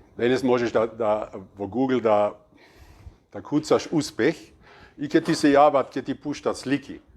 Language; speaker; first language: Macedonian; non-native, fluent; German